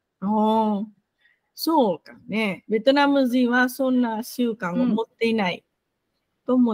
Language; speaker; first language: Japanese; non-native, fluent; Vietnamese